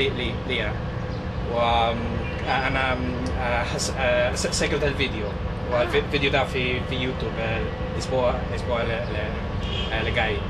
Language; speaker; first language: Arabic; non-native, learner; English